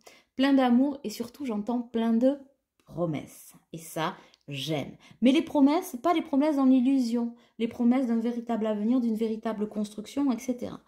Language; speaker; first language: French; native; French